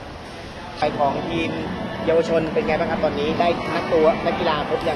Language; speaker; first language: Thai; native; Thai